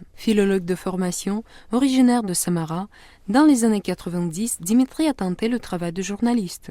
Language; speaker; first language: French; non-native, fluent; Russian